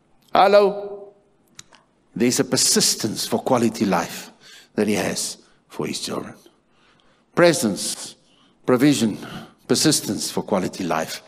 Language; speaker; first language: English; non-native, local second language; Afrikaans